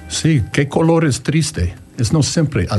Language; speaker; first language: Spanish; non-native, learner; English